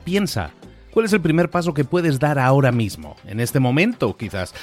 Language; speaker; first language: Spanish; native; Spanish